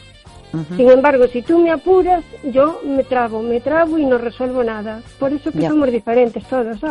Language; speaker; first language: Spanish; native; Spanish